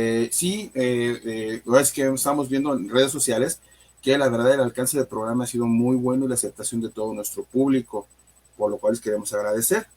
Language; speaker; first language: Spanish; native; Spanish